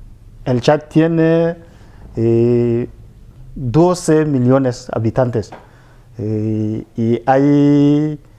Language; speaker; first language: Spanish; non-native, fluent; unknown